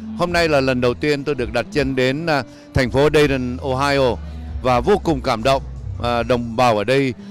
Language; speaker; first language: Vietnamese; native; Vietnamese